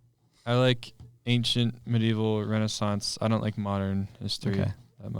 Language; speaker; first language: English; native; English